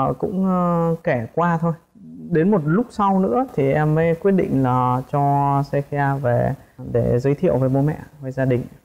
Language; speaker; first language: Vietnamese; early bilingual, heritage; Vietnamese